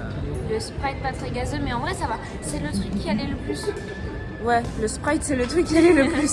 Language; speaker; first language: French; native; French